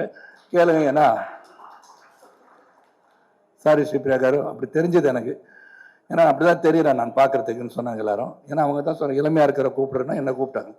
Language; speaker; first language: Tamil; native; Tamil